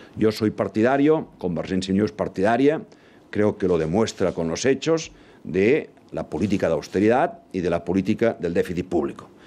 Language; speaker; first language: Spanish; non-native, local second language; Catalan